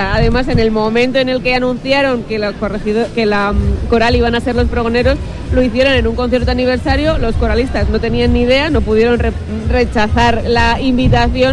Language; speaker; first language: Spanish; native; Spanish